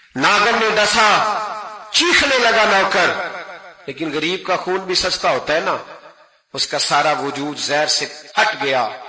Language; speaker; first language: Urdu; non-native, local second language; Punjabi